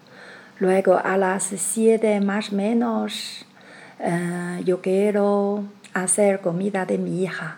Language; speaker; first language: Spanish; non-native, learner; Chinese